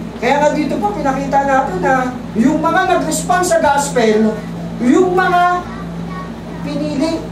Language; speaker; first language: Filipino; native; Filipino